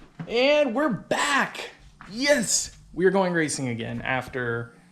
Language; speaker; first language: English; native; English